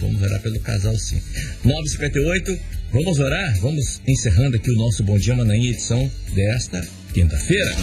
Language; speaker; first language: Portuguese; native; Portuguese